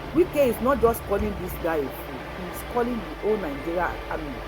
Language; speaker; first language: English; non-native, local second language; Yoruba